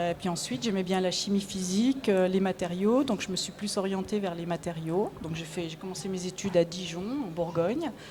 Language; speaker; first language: French; native; French